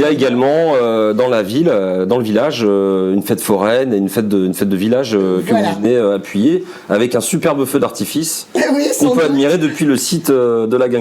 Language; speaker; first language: French; native; French